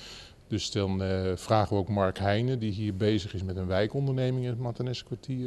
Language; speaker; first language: Dutch; native; Dutch